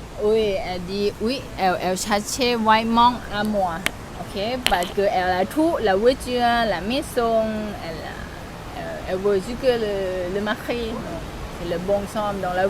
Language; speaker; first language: French; non-native, learner; Thai